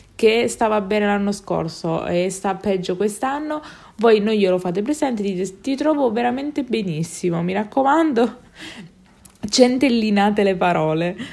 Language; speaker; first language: Italian; native; Italian